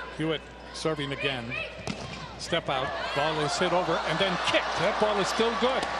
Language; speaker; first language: English; native; English